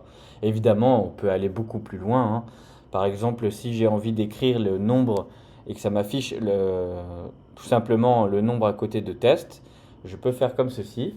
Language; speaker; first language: French; native; French